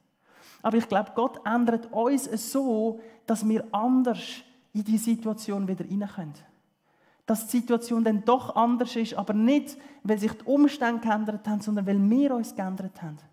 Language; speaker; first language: German; early bilingual, heritage; German